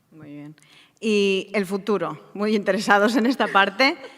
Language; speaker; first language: Spanish; native; Spanish